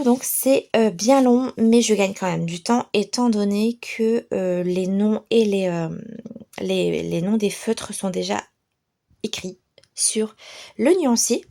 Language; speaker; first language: French; native; French